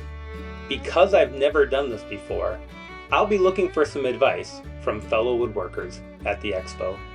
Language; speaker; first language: English; native; English